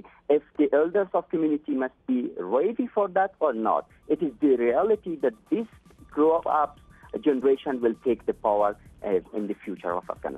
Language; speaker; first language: English; non-native, fluent; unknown